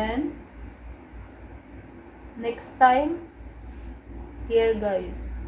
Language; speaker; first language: English; non-native, learner; Cebuano